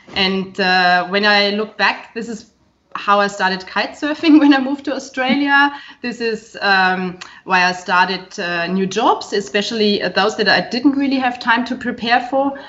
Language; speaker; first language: English; non-native, fluent; German